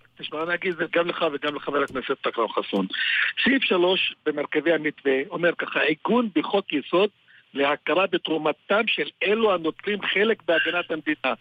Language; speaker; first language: Hebrew; non-native, local second language; Arabic